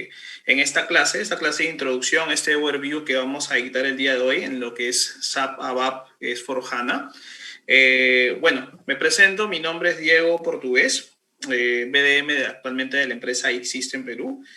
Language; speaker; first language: Spanish; native; Spanish